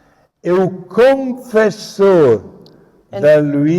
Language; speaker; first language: Portuguese; non-native, fluent; Italian